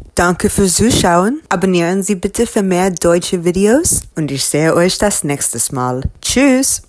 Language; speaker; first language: German; non-native, learner; English